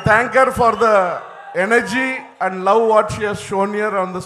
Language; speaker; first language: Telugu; non-native, learner; Tamil